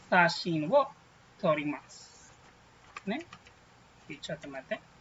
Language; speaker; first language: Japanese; non-native, fluent; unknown